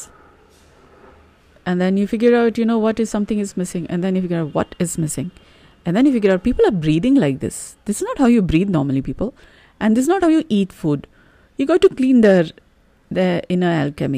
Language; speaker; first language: English; non-native, local second language; Malayalam